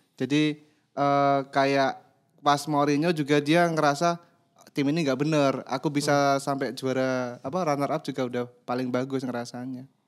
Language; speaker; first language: Indonesian; native; Indonesian